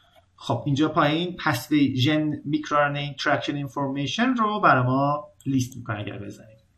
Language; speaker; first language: Persian; native; Persian